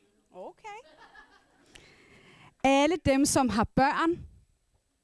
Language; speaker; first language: Danish; non-native, local second language; Kalaallisut